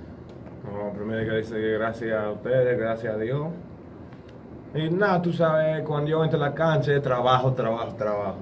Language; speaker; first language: Spanish; non-native, learner; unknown